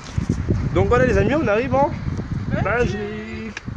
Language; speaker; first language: French; native; French